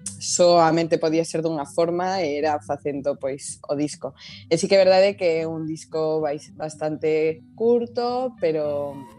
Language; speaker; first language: Galician; non-native, local second language; Spanish